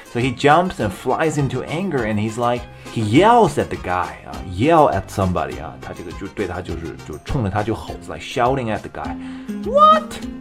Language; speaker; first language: English; non-native, fluent; Chinese